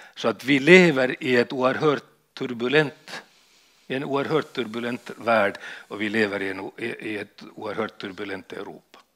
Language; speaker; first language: Swedish; native; Swedish